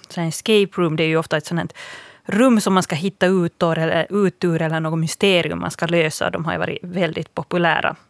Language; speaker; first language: Swedish; native; Swedish